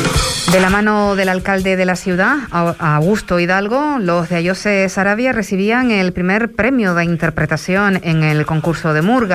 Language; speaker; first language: Spanish; native; Spanish